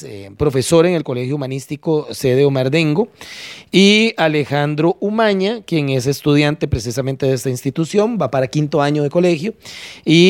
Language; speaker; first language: Spanish; native; Spanish